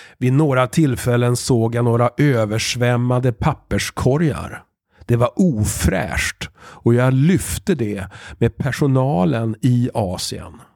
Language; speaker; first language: Swedish; native; Swedish